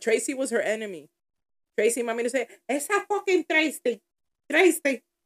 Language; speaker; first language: English; early bilingual, other home language; Spanish